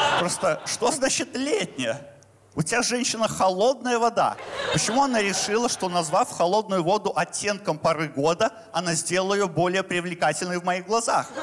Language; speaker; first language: Russian; native; Russian